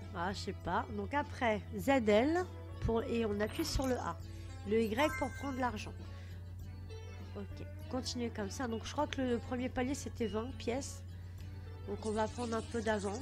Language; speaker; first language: French; native; French